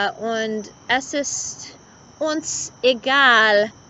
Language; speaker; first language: German; non-native, learner; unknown